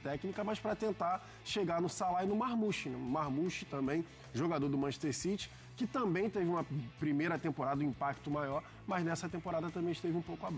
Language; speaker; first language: Portuguese; native; Portuguese